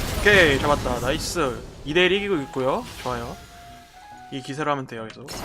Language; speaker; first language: Korean; native; Korean